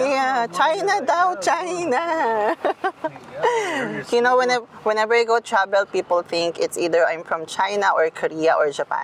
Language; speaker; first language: English; non-native, local second language; Filipino